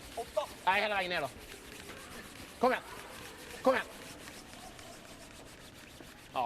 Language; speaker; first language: Swedish; native; Swedish